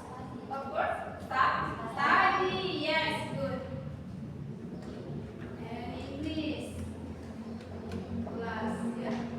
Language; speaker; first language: English; non-native, learner; Indonesian